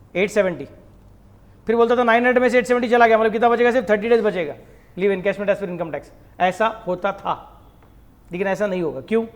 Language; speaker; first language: Hindi; non-native, local second language; Marathi